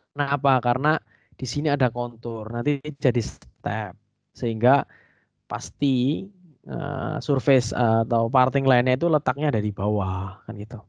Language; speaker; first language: Indonesian; native; Indonesian